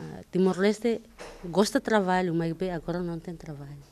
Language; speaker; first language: Portuguese; non-native, learner; Tetum